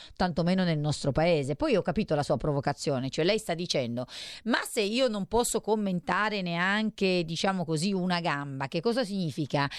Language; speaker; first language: Italian; native; Italian